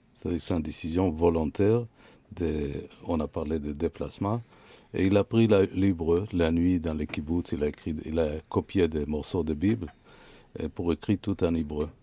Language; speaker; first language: French; non-native, fluent; Hebrew